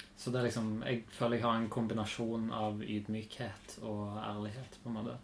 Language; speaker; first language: Norwegian; native; Norwegian